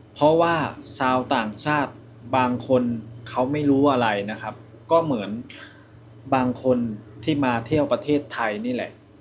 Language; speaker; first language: Thai; native; Thai